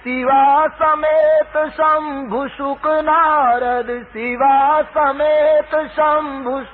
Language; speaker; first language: Hindi; non-native, local second language; Gujarati